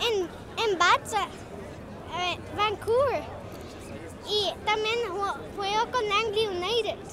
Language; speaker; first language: Spanish; early bilingual, heritage; Spanish